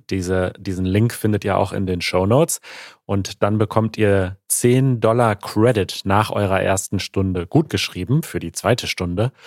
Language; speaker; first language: German; native; German